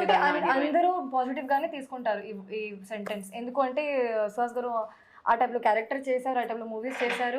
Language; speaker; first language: Telugu; non-native, fluent; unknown